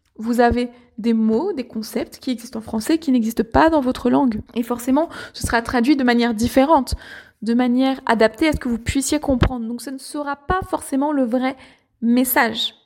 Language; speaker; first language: French; native; French